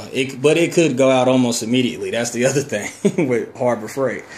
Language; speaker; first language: English; native; English